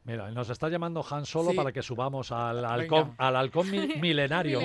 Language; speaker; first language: Spanish; native; Spanish